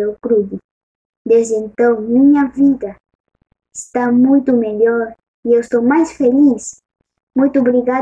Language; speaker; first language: Portuguese; early bilingual, other home language; Spanish